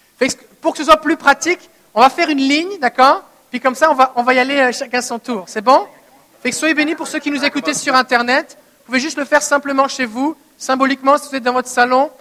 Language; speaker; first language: French; native; French